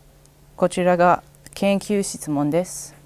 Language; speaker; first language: Japanese; non-native, learner; English